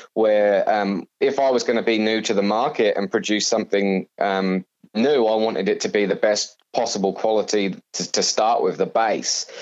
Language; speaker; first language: English; native; English